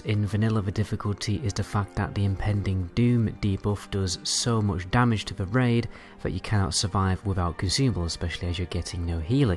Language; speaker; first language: English; native; English